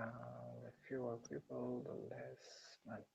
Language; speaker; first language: English; non-native, learner; Persian